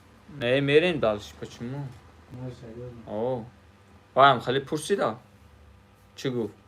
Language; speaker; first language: Russian; non-native, learner; Tajik